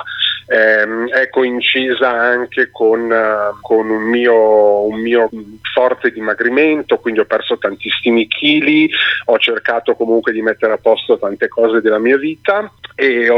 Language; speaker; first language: Italian; native; Italian